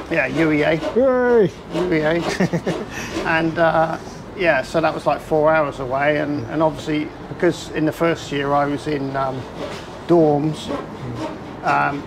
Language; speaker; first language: English; native; English